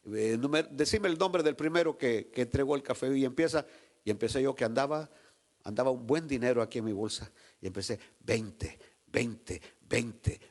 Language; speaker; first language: Spanish; native; Spanish